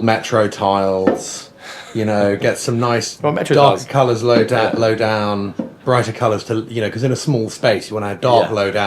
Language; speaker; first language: English; native; English